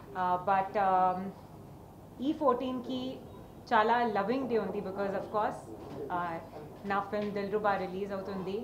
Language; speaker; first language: Telugu; non-native, learner; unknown